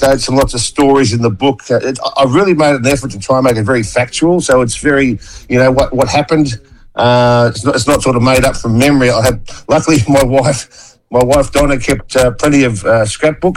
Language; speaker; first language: English; native; English